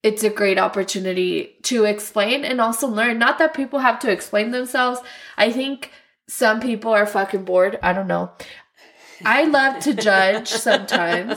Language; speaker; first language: English; non-native, fluent; Spanish